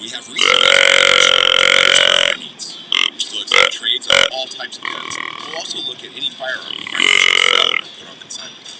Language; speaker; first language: English; native; English